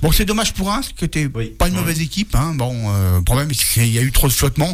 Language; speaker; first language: French; native; French